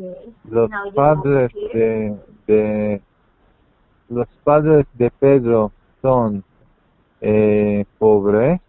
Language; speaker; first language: Spanish; non-native, learner; English